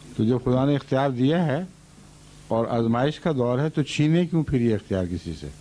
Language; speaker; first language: Urdu; native; Urdu